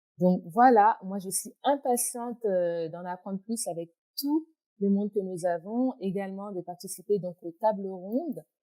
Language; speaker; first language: French; native; French